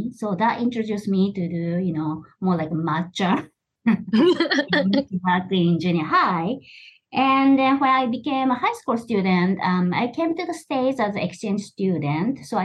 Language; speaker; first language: English; non-native, fluent; Japanese